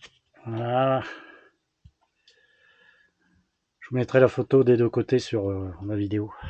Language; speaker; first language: French; native; French